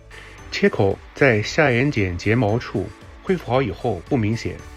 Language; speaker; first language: Chinese; native; Chinese